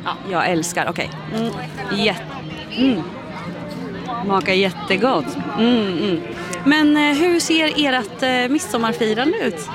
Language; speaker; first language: Swedish; native; Swedish